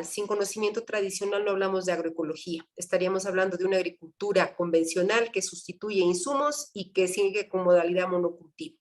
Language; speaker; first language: Spanish; native; Spanish